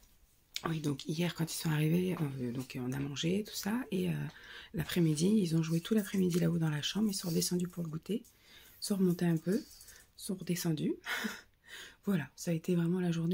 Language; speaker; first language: French; native; French